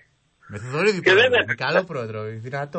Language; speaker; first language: Greek; native; Greek